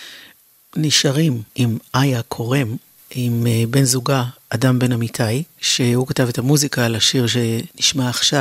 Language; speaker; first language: Hebrew; native; Hebrew